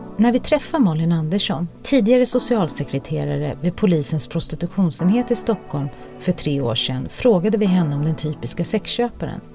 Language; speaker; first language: Swedish; native; Swedish